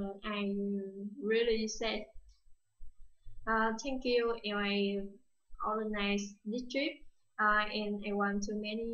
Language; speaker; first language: English; non-native, learner; Vietnamese